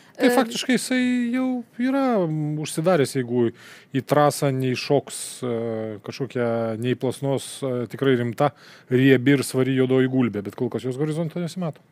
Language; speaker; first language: Lithuanian; native; Lithuanian